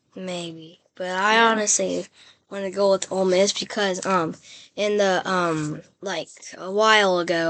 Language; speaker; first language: English; native; English